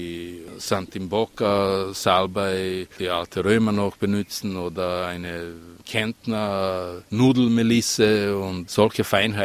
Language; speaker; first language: German; non-native, fluent; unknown